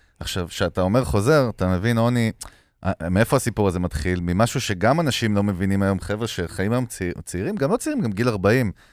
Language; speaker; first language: Hebrew; native; Hebrew